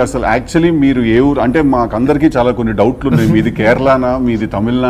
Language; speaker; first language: Telugu; native; Telugu